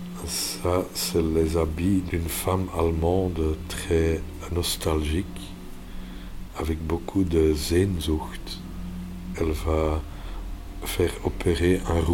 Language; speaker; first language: French; non-native, local second language; Dutch